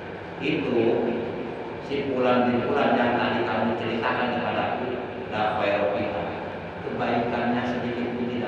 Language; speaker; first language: Indonesian; non-native, local second language; Javanese